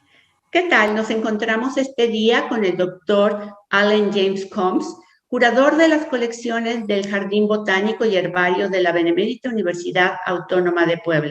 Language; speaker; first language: Spanish; native; Spanish